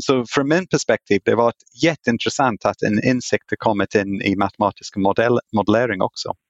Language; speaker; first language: Swedish; non-native, fluent; English